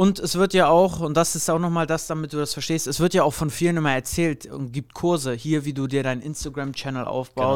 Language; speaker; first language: German; native; German